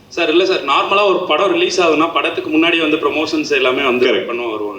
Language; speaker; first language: Tamil; non-native, local second language; Malayalam